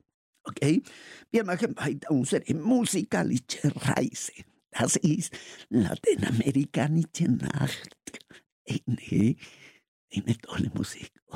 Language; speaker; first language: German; non-native, learner; Spanish